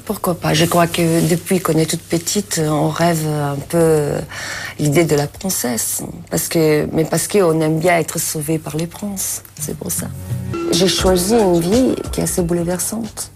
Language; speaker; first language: French; non-native, fluent; Italian